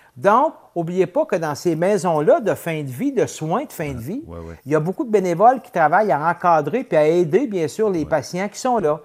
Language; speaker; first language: French; native; French